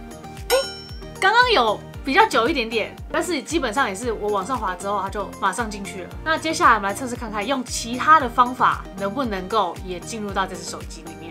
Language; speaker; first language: Chinese; native; Chinese